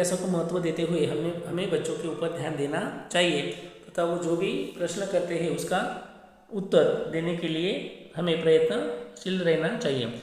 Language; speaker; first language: Hindi; non-native, local second language; Marathi